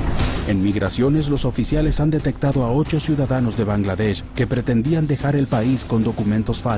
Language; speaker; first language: Spanish; native; Spanish